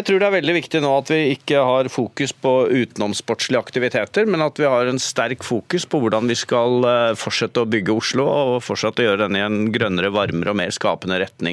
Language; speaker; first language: Norwegian; native; Norwegian